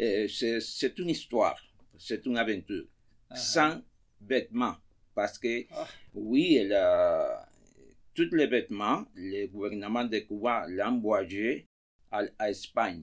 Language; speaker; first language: French; non-native, fluent; Spanish